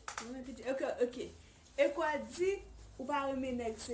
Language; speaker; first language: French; non-native, learner; Haitian Creole